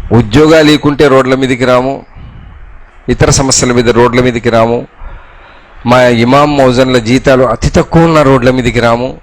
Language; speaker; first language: Telugu; non-native, local second language; Urdu